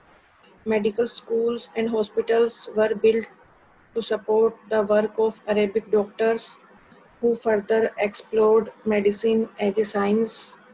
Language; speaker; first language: English; non-native, local second language; Hindi